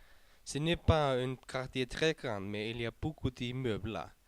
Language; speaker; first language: French; non-native, learner; Icelandic